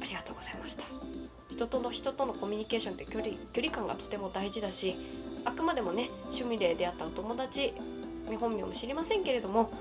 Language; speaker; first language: Japanese; native; Japanese